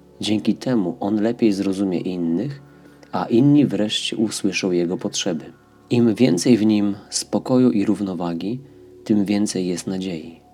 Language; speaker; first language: Polish; native; Polish